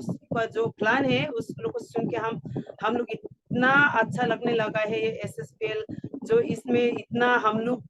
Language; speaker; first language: Hindi; non-native, local second language; Garo